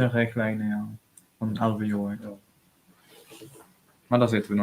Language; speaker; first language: Dutch; native; Dutch